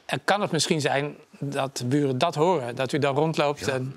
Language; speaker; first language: Dutch; native; Dutch